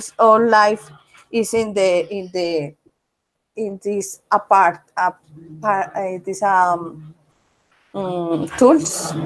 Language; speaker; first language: English; non-native, learner; Spanish